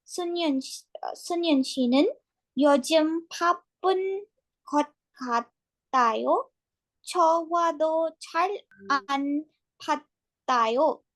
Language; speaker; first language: Korean; non-native, learner; Hindi